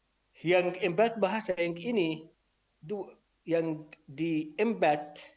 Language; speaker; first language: Indonesian; non-native, learner; Arabic